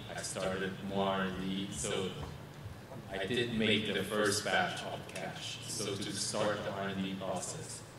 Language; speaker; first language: English; non-native, fluent; Chinese